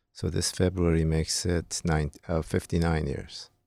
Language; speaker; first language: English; non-native, fluent; Persian